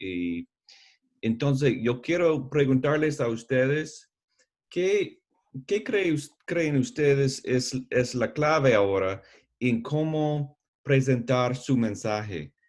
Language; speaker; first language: Spanish; non-native, learner; English